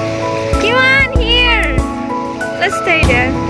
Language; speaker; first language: English; non-native, learner; Indonesian